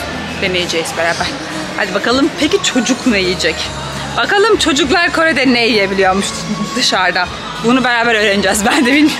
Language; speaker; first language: Turkish; native; Turkish